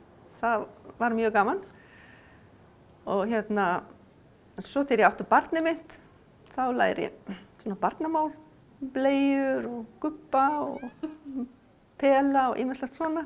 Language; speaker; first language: Icelandic; non-native, fluent; Afrikaans